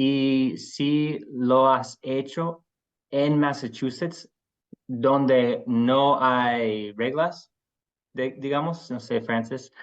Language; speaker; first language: Spanish; non-native, fluent; English